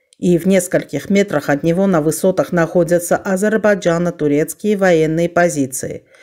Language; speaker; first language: Russian; non-native, fluent; Armenian